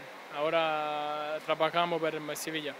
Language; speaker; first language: Spanish; non-native, learner; Italian